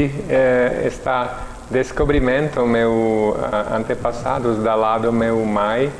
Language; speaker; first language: Portuguese; non-native, learner; Czech